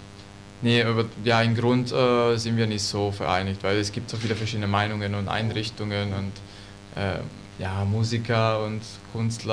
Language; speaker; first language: German; non-native, learner; Italian